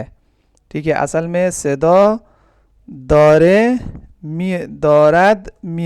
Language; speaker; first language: Persian; non-native, fluent; Urdu